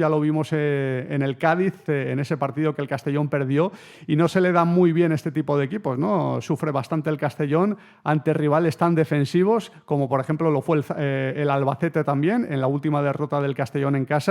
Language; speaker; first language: Spanish; native; Spanish